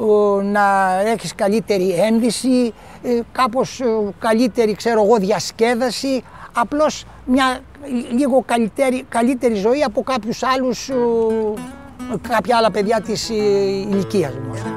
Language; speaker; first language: Greek; native; Greek